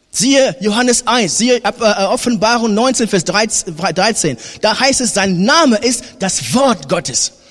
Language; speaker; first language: German; non-native, fluent; French